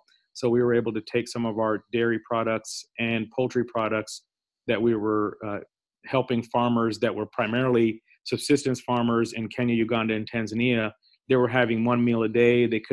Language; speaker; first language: English; native; English